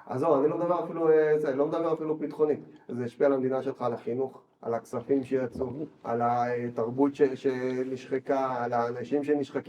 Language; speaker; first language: Hebrew; native; Hebrew